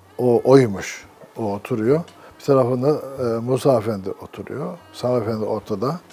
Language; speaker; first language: Turkish; native; Turkish